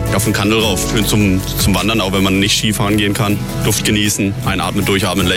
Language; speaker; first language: German; native; German